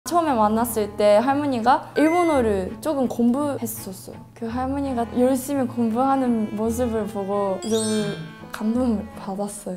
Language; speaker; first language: Korean; non-native, learner; Japanese